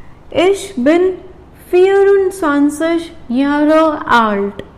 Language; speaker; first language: German; non-native, learner; Hindi